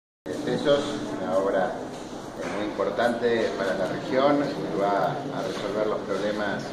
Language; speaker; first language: Spanish; native; Spanish